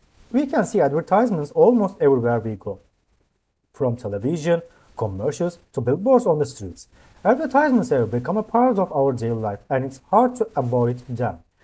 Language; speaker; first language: English; non-native, fluent; Turkish